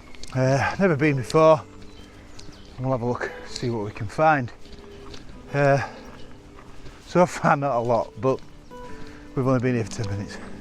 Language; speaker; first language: English; native; English